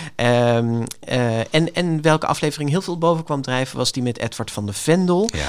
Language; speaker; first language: Dutch; native; Dutch